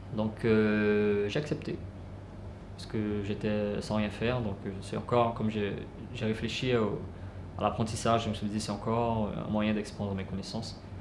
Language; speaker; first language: French; early bilingual, other home language; Portuguese